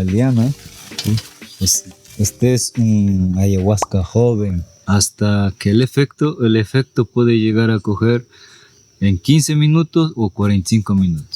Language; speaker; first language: Spanish; non-native, local second language; Quechua